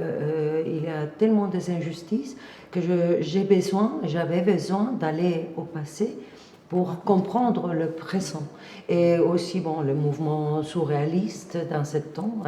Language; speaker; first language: French; non-native, fluent; Spanish